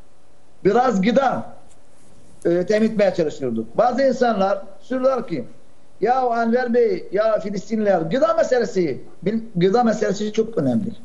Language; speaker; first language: Turkish; non-native, fluent; Arabic